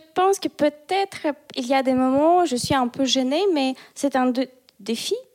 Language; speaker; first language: French; non-native, fluent; Russian